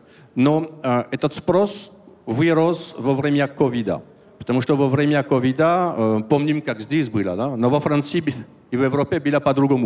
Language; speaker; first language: Russian; non-native, learner; French